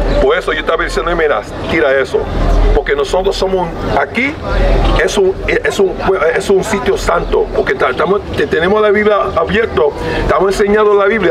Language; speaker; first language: Spanish; early bilingual, heritage; Spanish